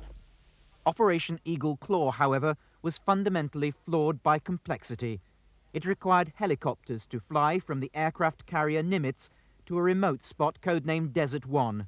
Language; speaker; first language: English; native; English